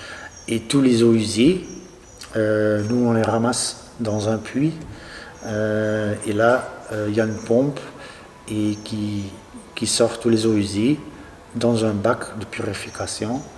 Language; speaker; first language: French; non-native, local second language; Dutch